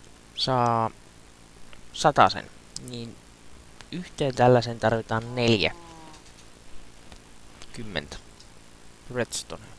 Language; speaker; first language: Finnish; native; Finnish